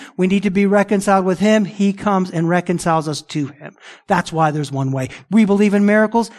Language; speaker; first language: English; early bilingual, other home language; Italian